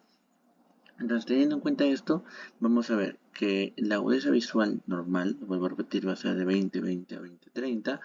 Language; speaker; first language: Spanish; native; Spanish